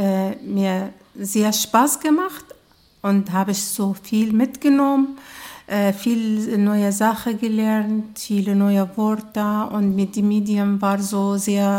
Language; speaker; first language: German; non-native, learner; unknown